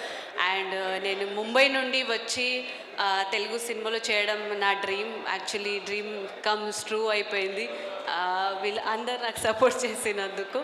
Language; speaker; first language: Telugu; non-native, local second language; Marathi